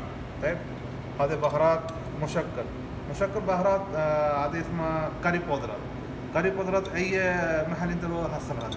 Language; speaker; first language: Arabic; non-native, learner; Urdu